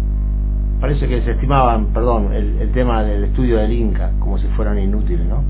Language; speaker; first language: Spanish; native; Spanish